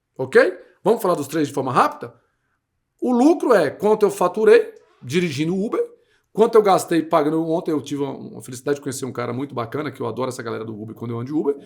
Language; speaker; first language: Portuguese; native; Portuguese